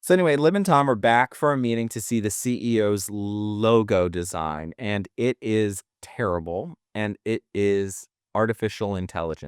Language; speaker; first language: English; native; English